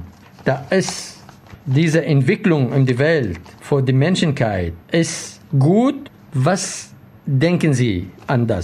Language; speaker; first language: German; non-native, learner; Arabic